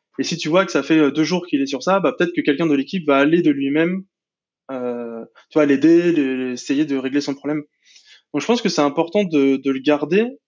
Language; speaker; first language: French; native; French